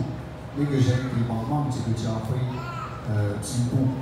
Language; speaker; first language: Chinese; non-native, fluent; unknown